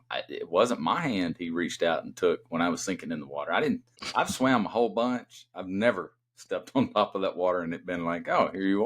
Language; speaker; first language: English; native; English